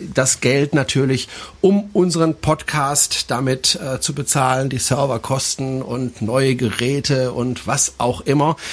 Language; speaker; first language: German; non-native, fluent; French